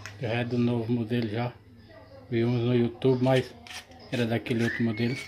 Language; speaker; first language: Portuguese; native; Portuguese